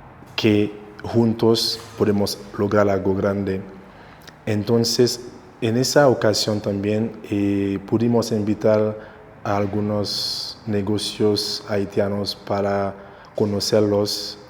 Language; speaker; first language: Spanish; non-native, local second language; Haitian Creole